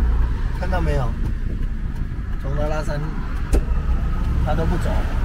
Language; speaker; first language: Chinese; native; Chinese